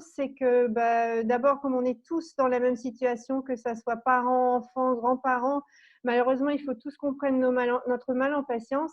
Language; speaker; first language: French; native; French